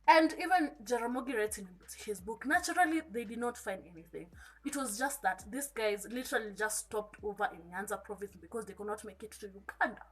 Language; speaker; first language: English; non-native, local second language; Kikuyu